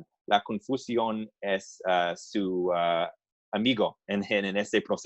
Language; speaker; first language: Spanish; non-native, fluent; English